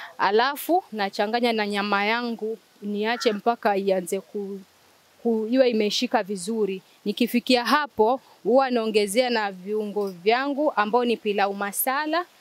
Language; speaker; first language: Swahili; native; Swahili